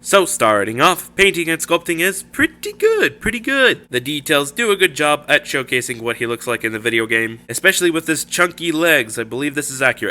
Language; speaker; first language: English; native; English